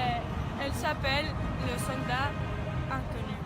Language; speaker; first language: French; non-native, learner; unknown